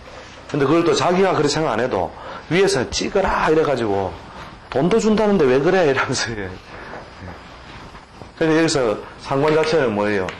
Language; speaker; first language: Korean; native; Korean